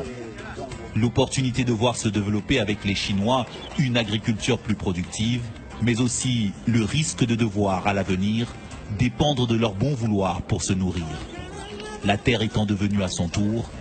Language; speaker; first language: French; native; French